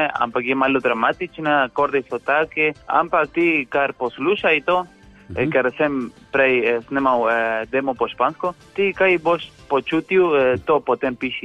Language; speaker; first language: Slovenian; non-native, fluent; Spanish